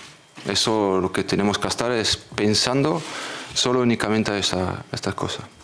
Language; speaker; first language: Spanish; non-native, fluent; French